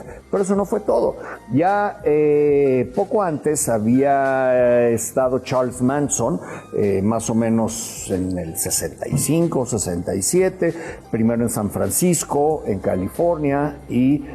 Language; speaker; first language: Spanish; native; Spanish